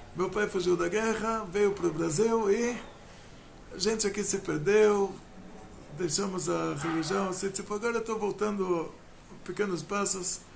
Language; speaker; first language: Portuguese; non-native, fluent; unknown